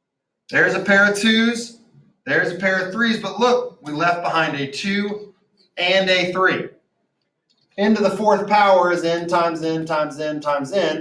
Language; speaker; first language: English; native; English